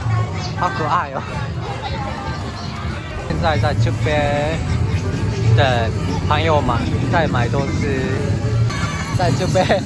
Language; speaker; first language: Chinese; non-native, fluent; Japanese